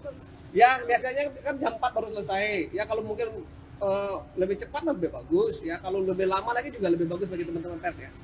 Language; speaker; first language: Indonesian; native; Indonesian